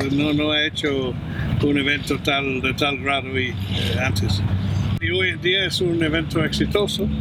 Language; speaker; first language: Spanish; non-native, fluent; English